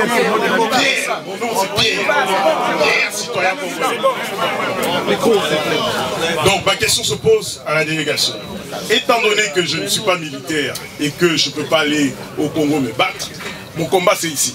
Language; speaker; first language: French; non-native, local second language; Lingala